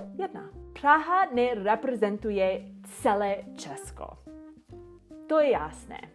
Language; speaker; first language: Czech; non-native, learner; English